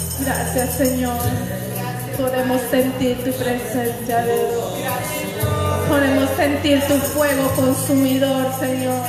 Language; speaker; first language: Spanish; native; Spanish